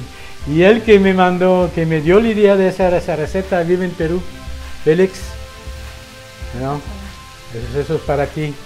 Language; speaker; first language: Spanish; non-native, fluent; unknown